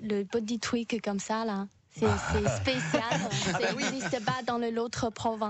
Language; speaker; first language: French; non-native, learner; Chinese